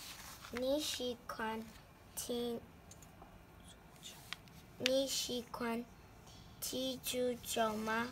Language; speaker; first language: Chinese; non-native, learner; English